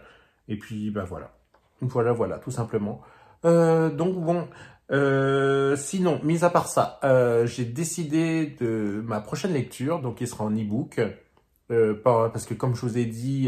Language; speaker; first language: French; native; French